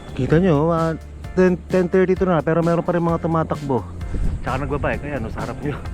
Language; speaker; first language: Filipino; native; Filipino